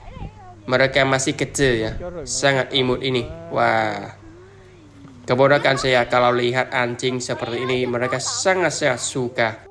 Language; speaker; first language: Indonesian; non-native, learner; Vietnamese